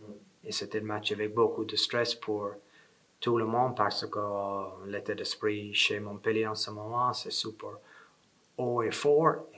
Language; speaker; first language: French; non-native, fluent; English